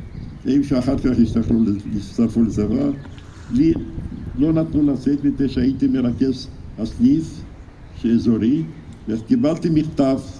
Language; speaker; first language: Hebrew; non-native, fluent; Romanian